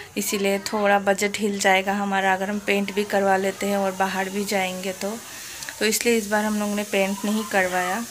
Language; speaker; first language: Hindi; non-native, local second language; Bangla